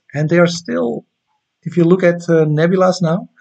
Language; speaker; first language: English; non-native, fluent; Dutch